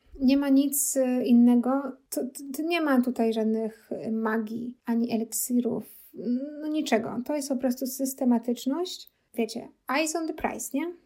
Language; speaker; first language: Polish; native; Polish